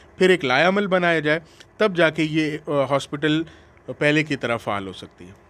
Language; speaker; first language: Urdu; non-native, local second language; Sindhi